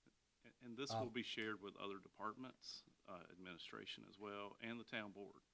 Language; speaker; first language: English; native; English